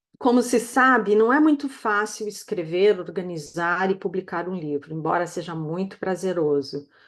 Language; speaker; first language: Portuguese; native; Portuguese